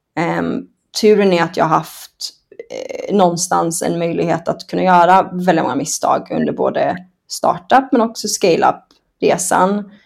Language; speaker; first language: Swedish; early bilingual, other home language; Persian